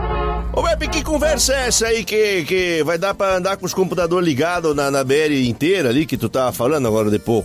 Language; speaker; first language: Portuguese; native; Portuguese